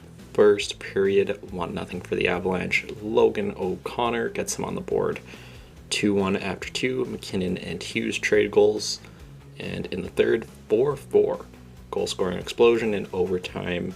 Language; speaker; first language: English; native; English